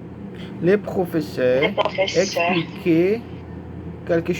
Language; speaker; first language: French; non-native, learner; Portuguese